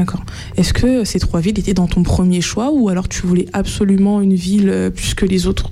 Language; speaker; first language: French; native; French